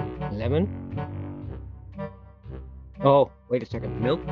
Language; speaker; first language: English; non-native, fluent; Dutch